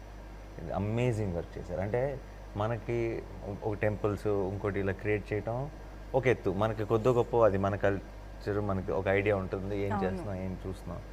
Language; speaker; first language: Telugu; native; Telugu